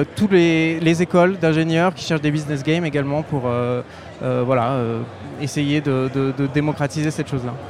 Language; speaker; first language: French; native; French